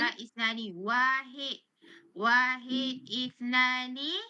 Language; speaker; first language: Arabic; non-native, learner; Malay